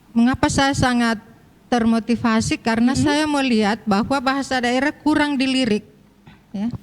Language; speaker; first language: Indonesian; non-native, local second language; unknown